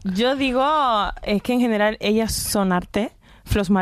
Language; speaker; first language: Spanish; native; Spanish